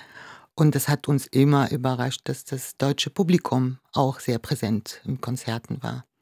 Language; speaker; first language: German; non-native, fluent; Arabic